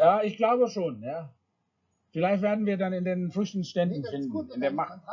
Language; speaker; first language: German; non-native, fluent; Indonesian